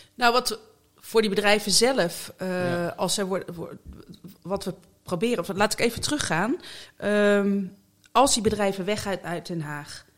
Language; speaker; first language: Dutch; native; Dutch